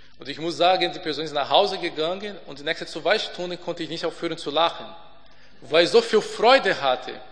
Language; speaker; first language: German; non-native, fluent; Portuguese